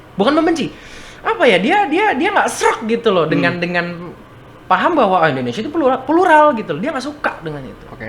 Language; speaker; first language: Indonesian; native; Indonesian